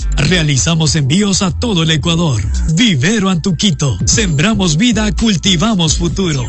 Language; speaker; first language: Spanish; native; Spanish